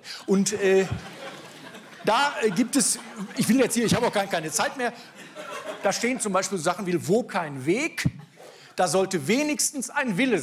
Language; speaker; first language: German; native; German